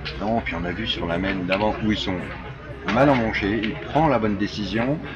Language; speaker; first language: French; native; French